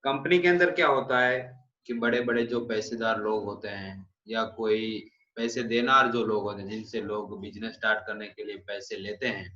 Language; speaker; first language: Hindi; non-native, local second language; Gujarati